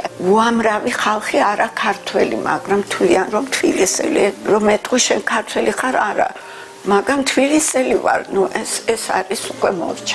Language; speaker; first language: Georgian; early bilingual, heritage; Georgian